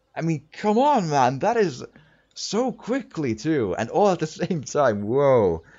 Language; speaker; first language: English; non-native, fluent; Finnish